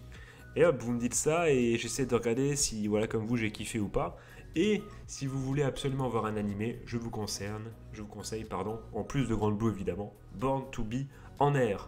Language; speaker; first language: French; native; French